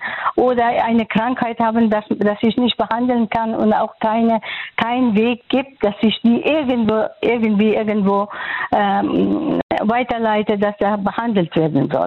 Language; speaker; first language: German; non-native, fluent; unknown